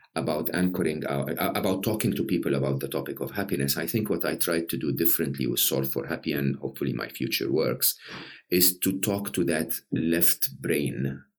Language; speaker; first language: English; non-native, fluent; Arabic